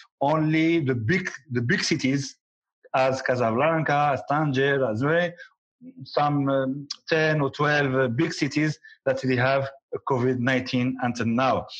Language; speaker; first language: English; non-native, learner; Arabic